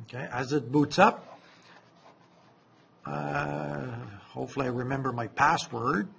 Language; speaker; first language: English; non-native, fluent; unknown